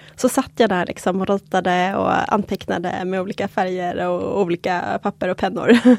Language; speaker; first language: Swedish; early bilingual, other home language; Polish